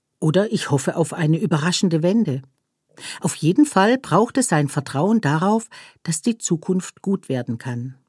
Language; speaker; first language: German; native; German